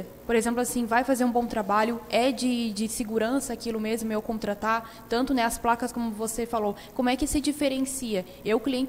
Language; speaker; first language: Portuguese; native; Portuguese